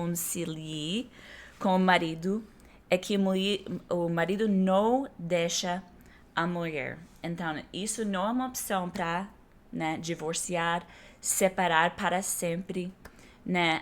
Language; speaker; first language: Portuguese; non-native, fluent; English